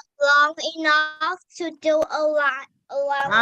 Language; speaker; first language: English; non-native, learner; Vietnamese